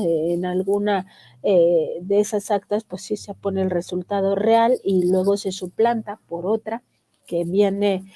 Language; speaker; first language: Spanish; native; Spanish